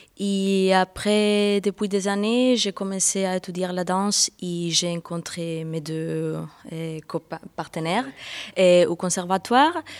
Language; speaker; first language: French; non-native, fluent; Spanish